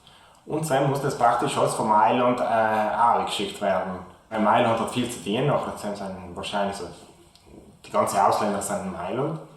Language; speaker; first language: German; non-native, learner; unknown